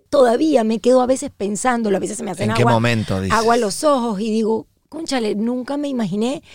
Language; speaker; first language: Spanish; native; Spanish